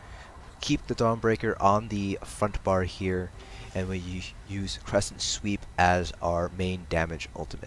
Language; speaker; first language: English; native; English